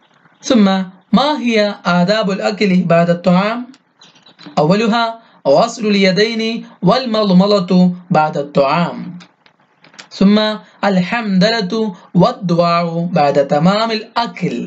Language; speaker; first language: Arabic; non-native, fluent; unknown